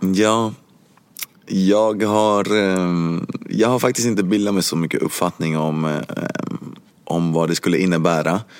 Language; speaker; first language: Swedish; early bilingual, other home language; Spanish